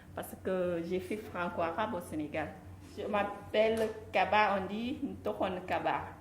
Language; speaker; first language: French; non-native, local second language; Fula